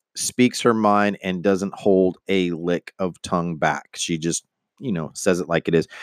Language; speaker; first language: English; native; English